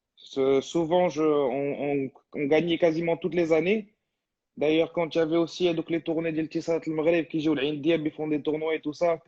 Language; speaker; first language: French; non-native, local second language; Arabic